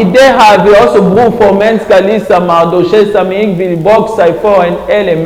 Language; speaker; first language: Danish; non-native, fluent; French